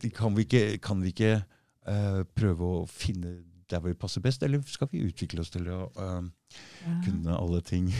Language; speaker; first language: Norwegian; native; Norwegian